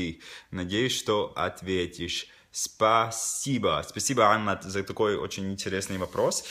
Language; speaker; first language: Russian; non-native, local second language; Latvian